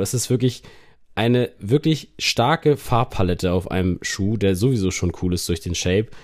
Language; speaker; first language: German; native; German